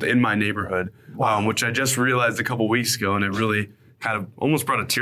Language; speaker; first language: English; native; English